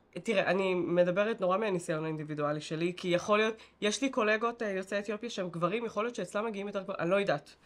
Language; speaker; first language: Hebrew; native; Hebrew